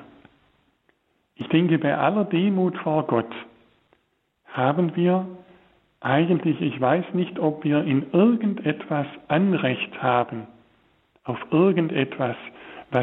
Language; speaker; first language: German; native; German